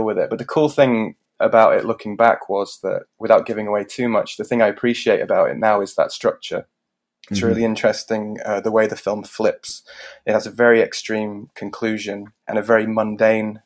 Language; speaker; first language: English; native; English